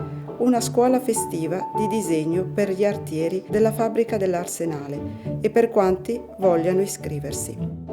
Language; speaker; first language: Italian; native; Italian